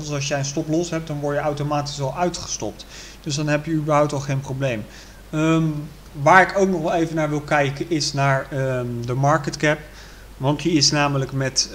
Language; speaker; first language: Dutch; native; Dutch